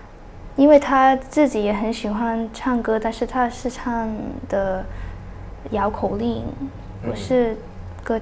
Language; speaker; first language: Chinese; early bilingual, heritage; Chinese